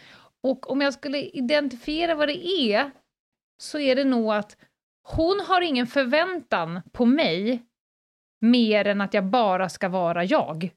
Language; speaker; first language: Swedish; native; Swedish